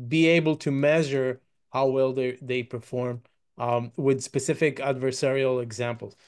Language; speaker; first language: English; non-native, fluent; Hebrew